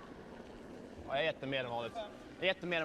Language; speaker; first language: Swedish; native; Swedish